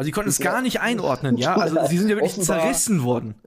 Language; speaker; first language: German; native; German